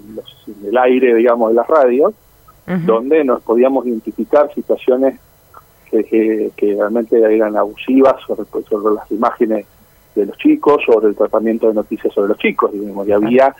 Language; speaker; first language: Spanish; native; Spanish